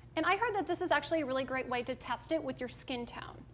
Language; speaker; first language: English; native; English